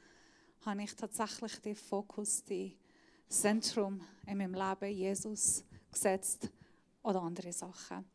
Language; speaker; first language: German; non-native, fluent; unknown